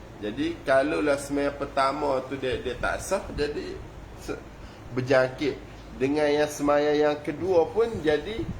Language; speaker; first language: Malay; native; Malay